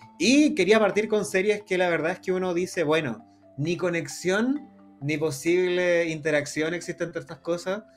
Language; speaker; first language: Spanish; native; Spanish